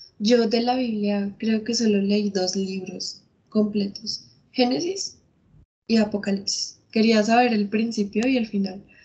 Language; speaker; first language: Spanish; native; Spanish